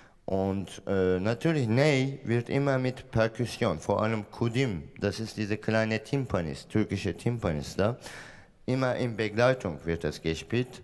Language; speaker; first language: German; non-native, fluent; Turkish